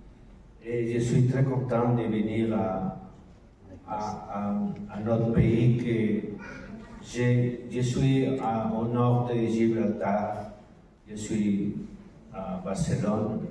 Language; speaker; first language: French; non-native, learner; Spanish